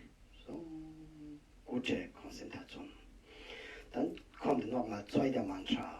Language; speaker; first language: German; non-native, learner; Tibetan